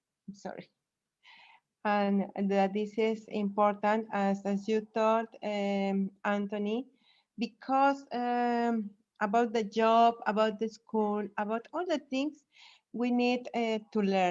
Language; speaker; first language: English; non-native, fluent; Spanish